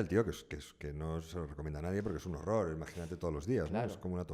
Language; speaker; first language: Spanish; native; Spanish